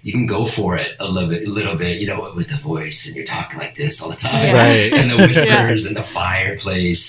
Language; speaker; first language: English; non-native, fluent; Italian